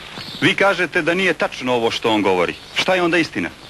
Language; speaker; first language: Croatian; native; Croatian